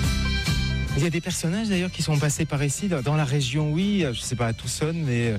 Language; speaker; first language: French; native; French